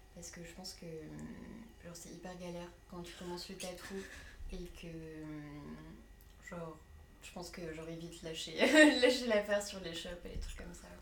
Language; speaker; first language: French; native; French